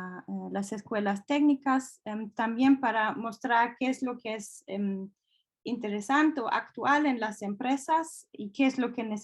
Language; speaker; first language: Spanish; non-native, fluent; German